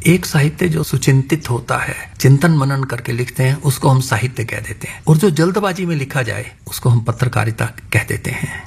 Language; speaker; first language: Hindi; non-native, local second language; Punjabi